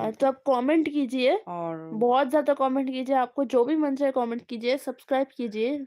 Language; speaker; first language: Hindi; non-native, local second language; Bangla